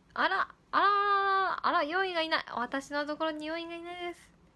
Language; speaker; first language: Japanese; native; Japanese